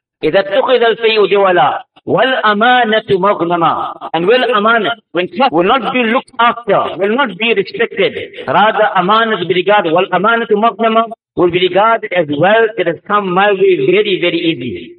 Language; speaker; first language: English; native; English